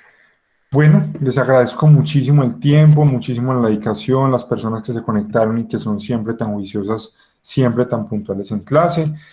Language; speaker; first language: Spanish; native; Spanish